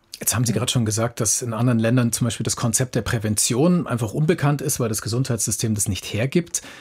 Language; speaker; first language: German; native; German